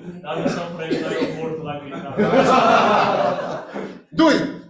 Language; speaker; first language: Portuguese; non-native, learner; Korean